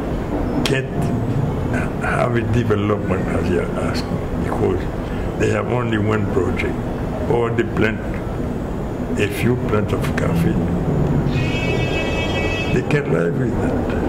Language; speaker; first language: English; non-native, fluent; Haitian Creole